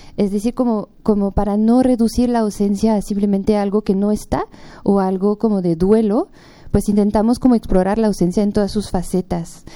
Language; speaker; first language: Spanish; non-native, fluent; French